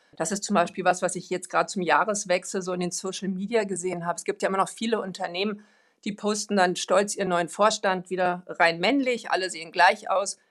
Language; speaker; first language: German; non-native, fluent; Swedish